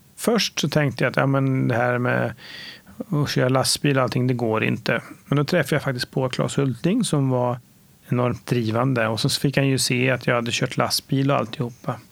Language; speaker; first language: Swedish; native; Swedish